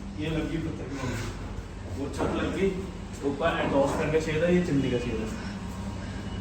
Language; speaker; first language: Hindi; native; Hindi